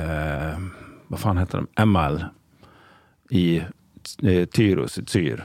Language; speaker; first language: Swedish; native; Swedish